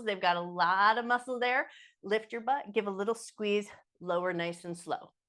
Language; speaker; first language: English; native; English